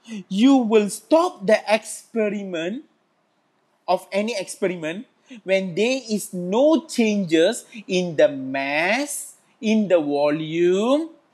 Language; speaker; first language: English; non-native, local second language; Malay